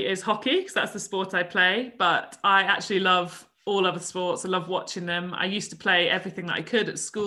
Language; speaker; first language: English; native; English